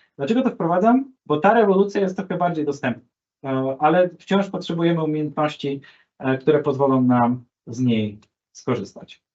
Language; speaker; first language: Polish; native; Polish